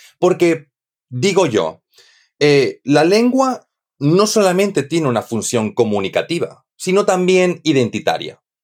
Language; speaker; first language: Spanish; native; Spanish